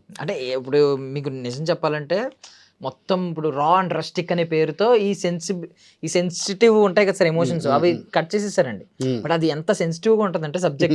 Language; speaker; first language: Telugu; native; Telugu